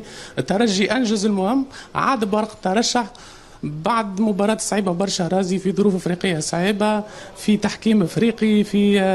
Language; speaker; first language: Arabic; native; Arabic